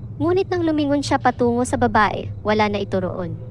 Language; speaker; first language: Filipino; native; Filipino